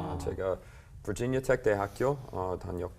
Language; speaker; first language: Korean; non-native, learner; English